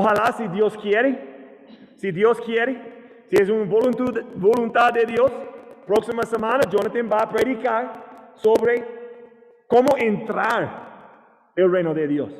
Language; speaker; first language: Spanish; non-native, learner; English